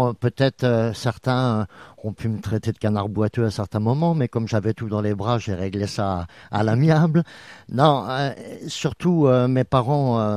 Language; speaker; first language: French; native; French